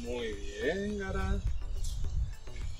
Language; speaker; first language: Spanish; native; Spanish